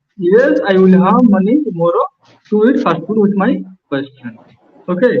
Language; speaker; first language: English; non-native, local second language; Odia